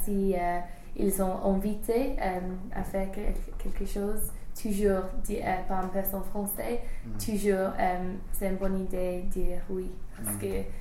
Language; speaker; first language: French; non-native, fluent; English